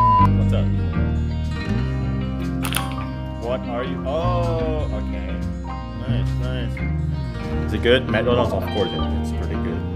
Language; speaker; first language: English; non-native, fluent; Indonesian